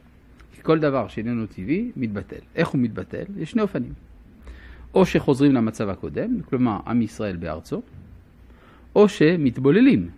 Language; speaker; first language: Hebrew; non-native, fluent; French